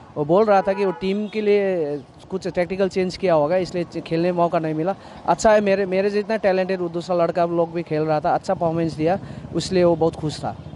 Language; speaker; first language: Hindi; non-native, local second language; Nepali